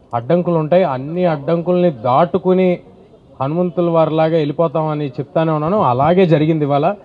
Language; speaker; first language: Telugu; native; Telugu